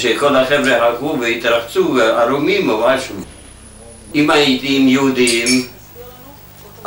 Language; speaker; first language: Hebrew; non-native, fluent; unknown